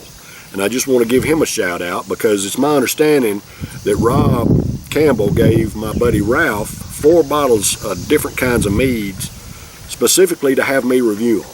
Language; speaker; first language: English; native; English